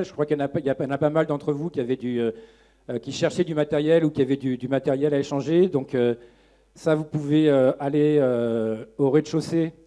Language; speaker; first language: French; native; French